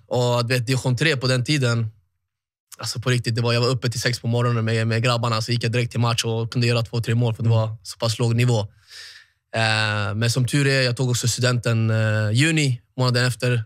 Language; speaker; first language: Swedish; early bilingual, other home language; Tigrinya